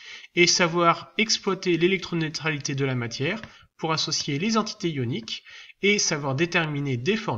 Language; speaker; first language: French; native; French